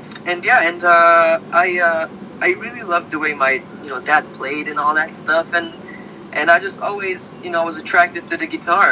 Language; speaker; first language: English; early bilingual, other home language; Slovak